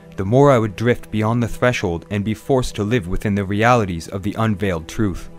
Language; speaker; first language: English; native; English